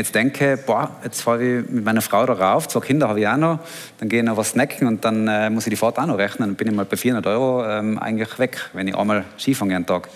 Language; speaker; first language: German; native; German